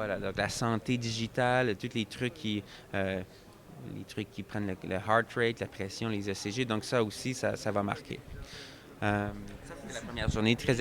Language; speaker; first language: French; native; French